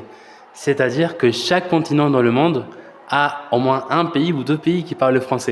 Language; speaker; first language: French; non-native, fluent; Spanish